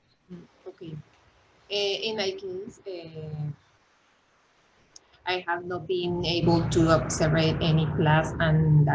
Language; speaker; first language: English; non-native, learner; Spanish